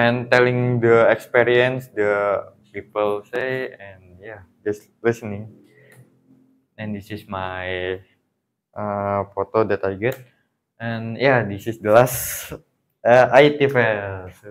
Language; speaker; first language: English; non-native, learner; Indonesian